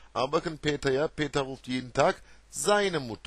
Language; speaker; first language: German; non-native, fluent; Turkish